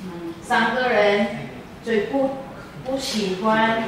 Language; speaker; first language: Chinese; non-native, learner; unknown